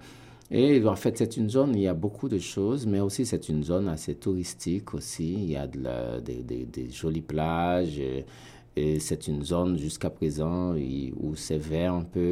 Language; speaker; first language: French; non-native, local second language; Haitian Creole